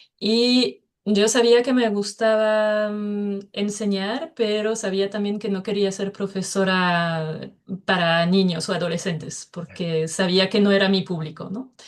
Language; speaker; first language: Spanish; non-native, fluent; French